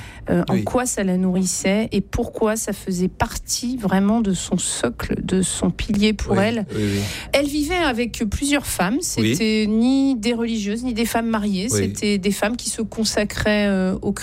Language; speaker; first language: French; native; French